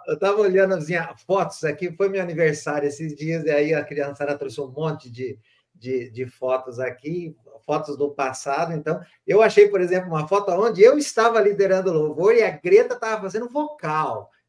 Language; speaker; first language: Portuguese; native; Portuguese